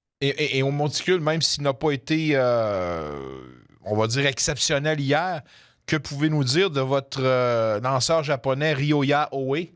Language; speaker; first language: French; native; French